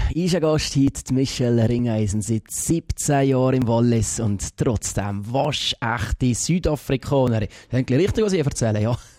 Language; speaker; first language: German; native; German